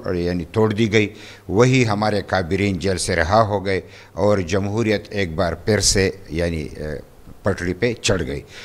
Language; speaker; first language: Urdu; non-native, local second language; Pashto